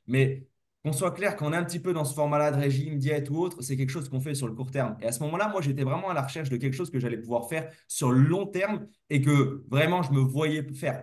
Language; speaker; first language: French; native; French